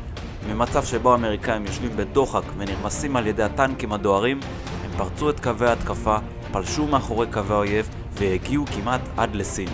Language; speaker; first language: Hebrew; native; Hebrew